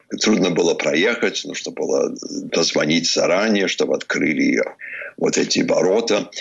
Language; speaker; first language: Russian; early bilingual, heritage; Russian